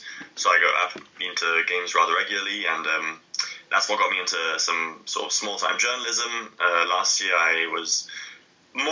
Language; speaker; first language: English; native; English